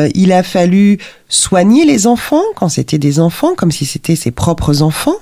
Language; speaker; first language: French; native; French